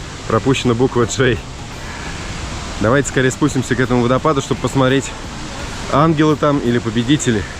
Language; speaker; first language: Russian; native; Russian